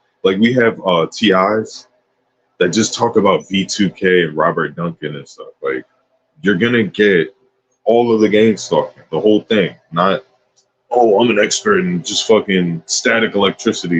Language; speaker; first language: English; native; English